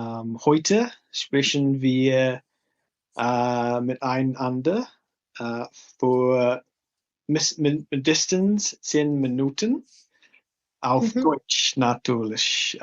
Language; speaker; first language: German; non-native, learner; English